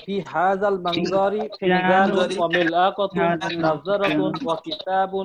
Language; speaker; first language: Arabic; non-native, learner; Bangla